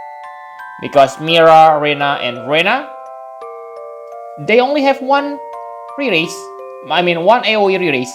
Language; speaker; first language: English; non-native, fluent; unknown